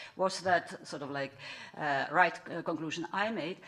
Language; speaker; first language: English; non-native, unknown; Estonian